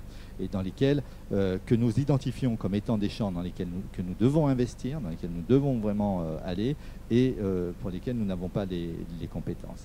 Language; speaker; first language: French; native; French